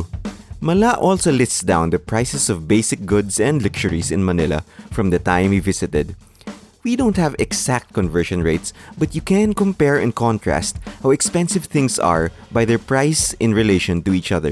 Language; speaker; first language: English; non-native, local second language; Filipino